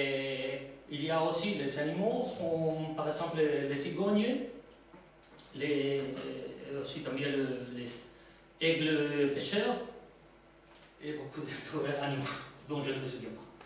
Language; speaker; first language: French; non-native, learner; Spanish